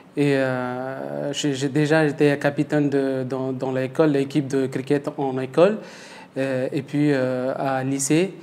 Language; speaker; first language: French; non-native, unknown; Tamil